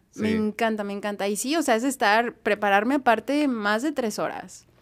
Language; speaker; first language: Spanish; native; Spanish